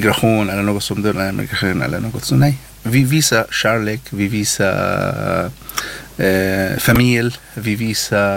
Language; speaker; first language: Swedish; non-native, learner; Arabic